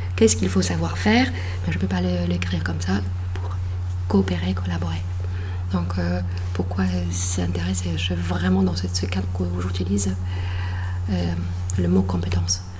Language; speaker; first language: French; non-native, fluent; Polish